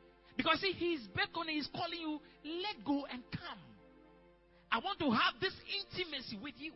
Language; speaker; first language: English; non-native, local second language; Akan